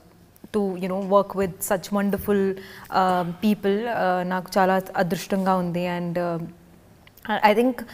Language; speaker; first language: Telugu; non-native, learner; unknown